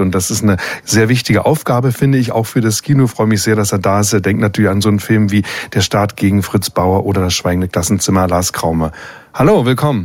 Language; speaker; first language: German; native; German